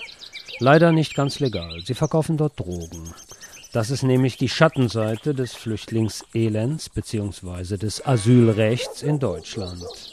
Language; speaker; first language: German; native; German